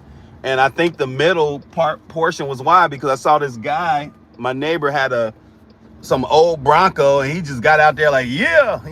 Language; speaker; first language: English; native; English